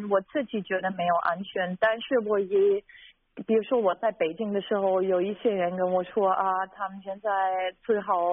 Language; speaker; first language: Chinese; non-native, fluent; German